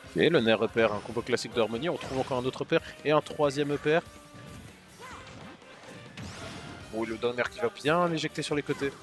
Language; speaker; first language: French; native; French